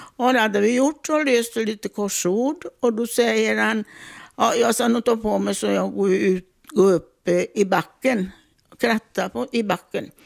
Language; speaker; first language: Swedish; non-native, fluent; Italian